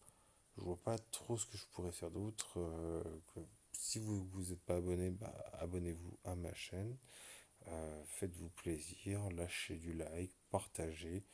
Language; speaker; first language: French; native; French